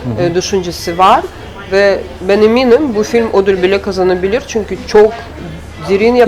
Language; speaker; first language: Turkish; non-native, learner; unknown